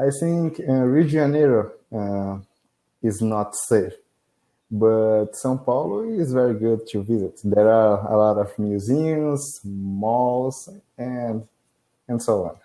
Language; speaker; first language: English; non-native, learner; Portuguese